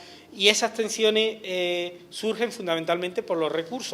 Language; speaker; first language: Spanish; native; Spanish